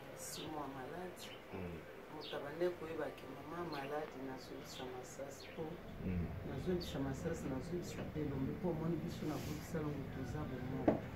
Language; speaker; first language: Lingala; non-native, local second language; Mongo